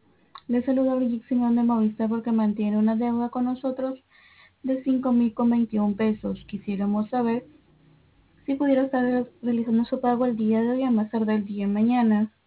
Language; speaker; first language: Spanish; native; Spanish